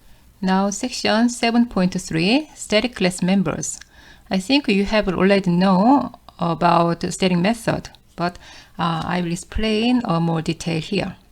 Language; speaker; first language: English; non-native, fluent; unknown